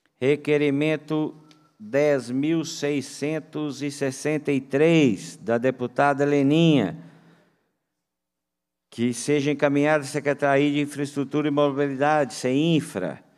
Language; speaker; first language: Portuguese; native; Portuguese